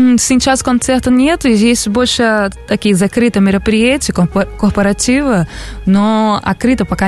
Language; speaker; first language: Russian; non-native, learner; Portuguese